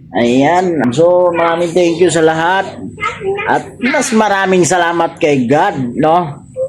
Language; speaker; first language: Filipino; native; Filipino